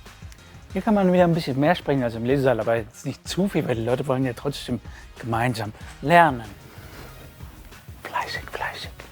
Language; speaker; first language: German; native; German